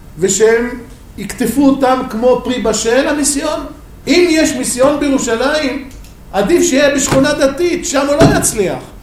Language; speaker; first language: Hebrew; non-native, fluent; English